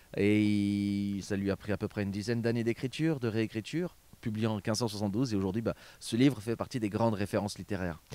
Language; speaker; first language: French; early bilingual, other home language; Portuguese